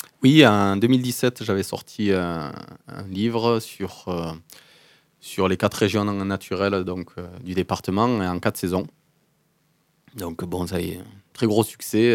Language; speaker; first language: French; native; French